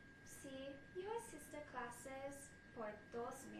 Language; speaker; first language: Spanish; non-native, learner; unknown